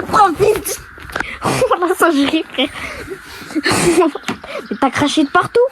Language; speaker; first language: French; native; French